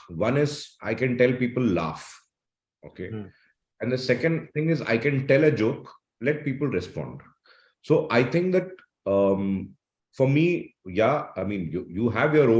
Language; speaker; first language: English; non-native, local second language; Malayalam